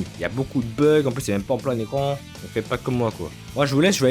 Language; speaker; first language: French; native; French